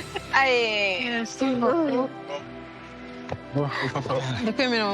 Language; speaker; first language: French; non-native, local second language; Kinyarwanda